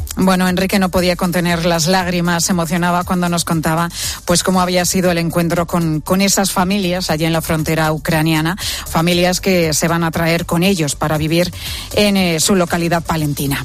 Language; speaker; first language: Spanish; native; Spanish